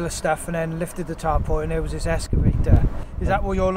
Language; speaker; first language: English; native; English